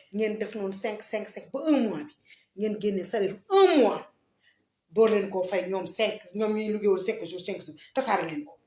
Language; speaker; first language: Wolof; non-native, local second language; Fula